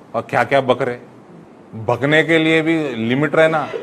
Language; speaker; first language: Hindi; non-native, local second language; Telugu